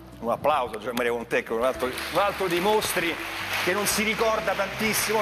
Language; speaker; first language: Italian; native; Italian